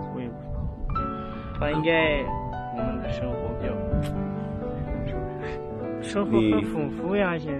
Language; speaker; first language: Chinese; non-native, local second language; Uyghur